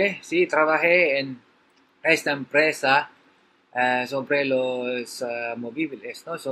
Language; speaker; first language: Spanish; non-native, learner; Filipino